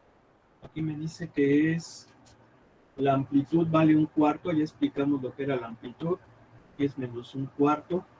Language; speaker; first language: Spanish; native; Spanish